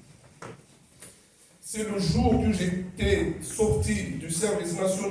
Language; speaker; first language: French; non-native, local second language; Kabyle